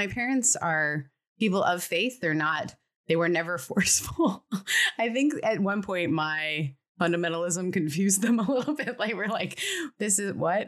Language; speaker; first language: English; native; English